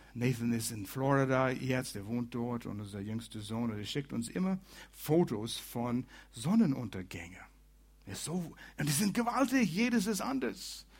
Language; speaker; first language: German; non-native, fluent; English